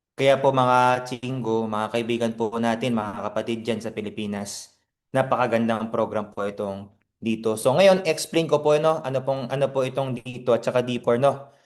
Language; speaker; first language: Filipino; non-native, fluent; Korean